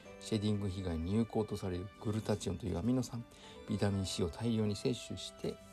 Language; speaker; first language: Japanese; native; Japanese